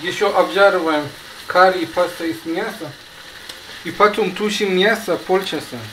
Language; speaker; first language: Russian; non-native, learner; Persian